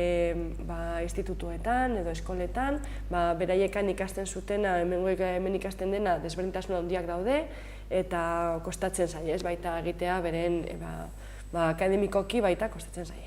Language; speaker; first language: Basque; native; Basque